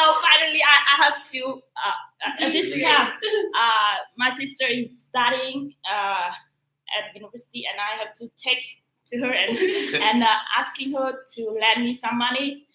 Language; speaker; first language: English; non-native, learner; Vietnamese